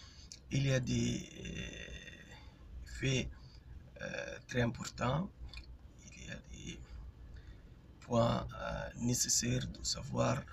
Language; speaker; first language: French; non-native, fluent; Arabic